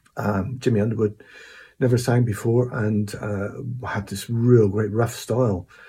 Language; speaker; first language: English; native; English